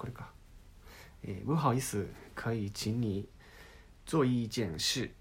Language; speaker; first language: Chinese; non-native, learner; Japanese